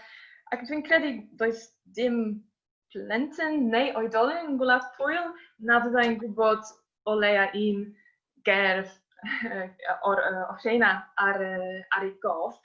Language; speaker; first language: Welsh; non-native, fluent; Polish